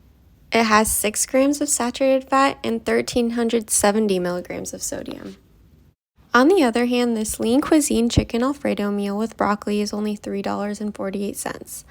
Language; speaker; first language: English; native; English